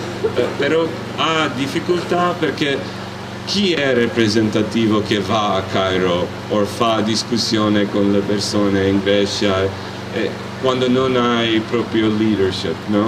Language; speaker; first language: Italian; non-native, learner; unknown